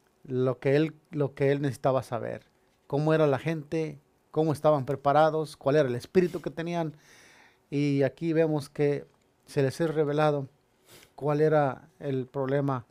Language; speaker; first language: Spanish; native; Spanish